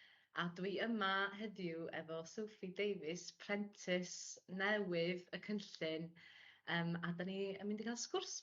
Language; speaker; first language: Welsh; native; Welsh